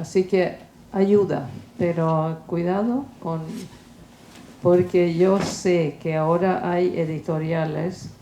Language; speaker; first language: Spanish; non-native, fluent; Swedish